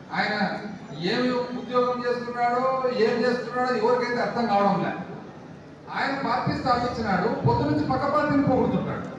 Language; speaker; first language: Telugu; native; Telugu